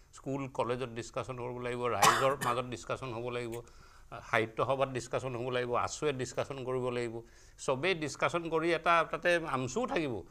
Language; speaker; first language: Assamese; native; Assamese